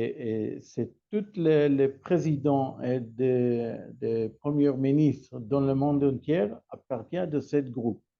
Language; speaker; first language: French; non-native, learner; Hebrew